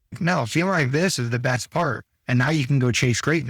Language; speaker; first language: English; native; English